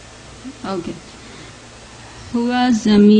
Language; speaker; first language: Arabic; non-native, learner; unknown